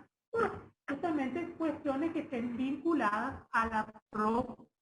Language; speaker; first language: Spanish; native; Spanish